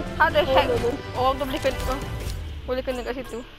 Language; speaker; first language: Malay; native; Malay